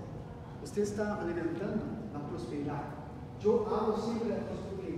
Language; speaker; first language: Spanish; non-native, learner; Portuguese